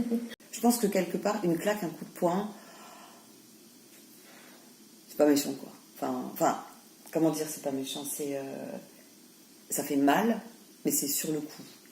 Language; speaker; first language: French; native; French